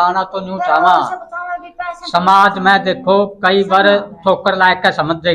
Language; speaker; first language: Hindi; non-native, local second language; Haryanvi